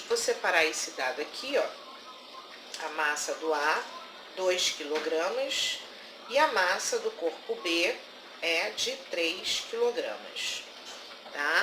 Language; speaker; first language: Portuguese; native; Portuguese